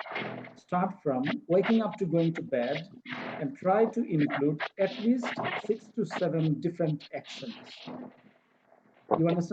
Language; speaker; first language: English; non-native, fluent; Bangla